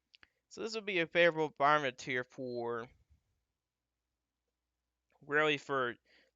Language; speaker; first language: English; native; English